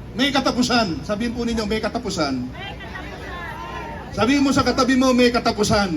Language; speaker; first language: Filipino; non-native, local second language; Pampanga